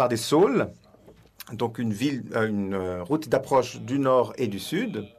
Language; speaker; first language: French; non-native, fluent; Swedish